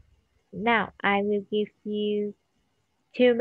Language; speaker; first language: English; non-native, fluent; Vietnamese